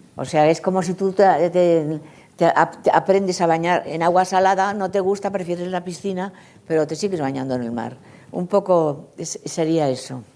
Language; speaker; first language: Spanish; native; Spanish